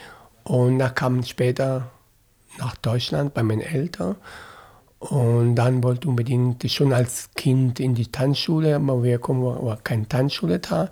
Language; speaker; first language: German; non-native, fluent; Italian